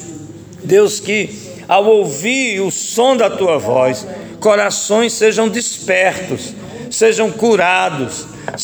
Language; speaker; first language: Portuguese; native; Portuguese